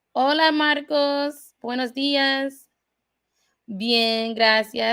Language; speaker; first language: Spanish; non-native, learner; English